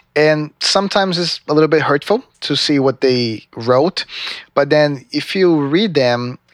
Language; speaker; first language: English; non-native, fluent; Portuguese